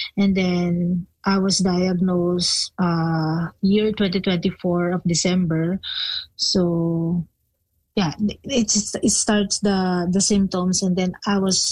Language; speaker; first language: English; non-native, local second language; Filipino